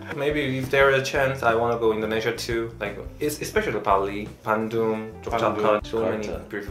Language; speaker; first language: English; non-native, fluent; Korean